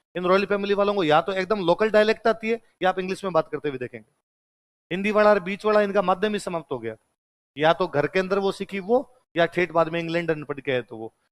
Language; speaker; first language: Hindi; native; Hindi